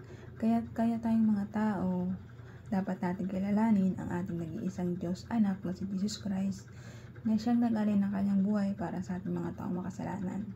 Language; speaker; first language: Filipino; native; Filipino